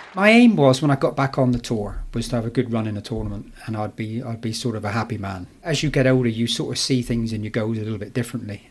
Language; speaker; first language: English; native; English